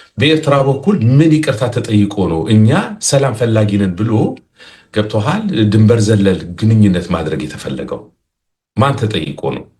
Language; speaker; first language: Amharic; non-native, local second language; Tigrinya